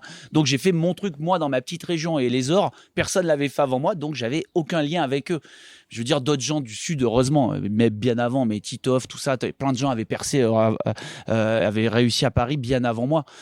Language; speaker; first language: French; native; French